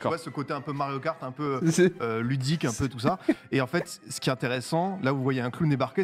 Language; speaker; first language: French; native; French